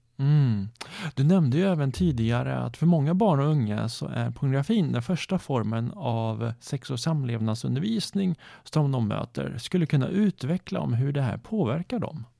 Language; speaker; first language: Swedish; native; Swedish